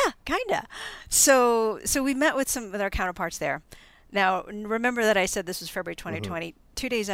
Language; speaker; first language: English; non-native, local second language; Filipino